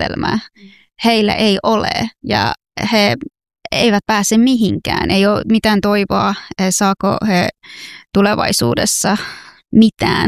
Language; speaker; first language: Finnish; non-native, fluent; Persian